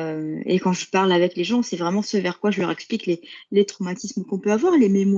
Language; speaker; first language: French; native; French